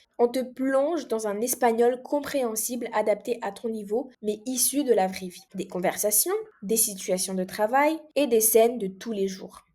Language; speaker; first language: French; non-native, local second language; Comorian